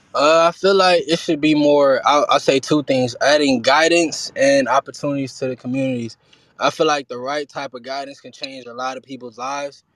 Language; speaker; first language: English; early bilingual, other home language; Haitian Creole